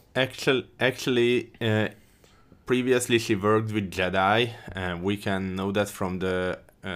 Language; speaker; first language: English; non-native, fluent; Hungarian